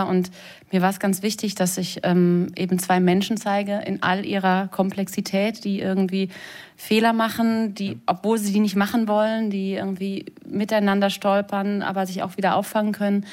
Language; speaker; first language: German; native; German